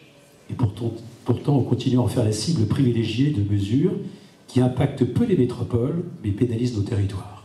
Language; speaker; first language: French; native; French